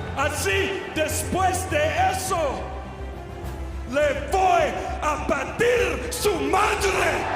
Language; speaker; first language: Spanish; non-native, learner; English